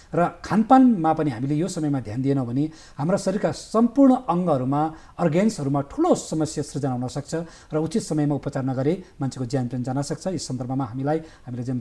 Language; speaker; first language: Nepali; native; Nepali